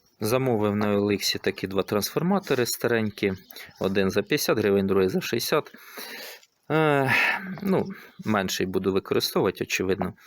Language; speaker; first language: Ukrainian; native; Ukrainian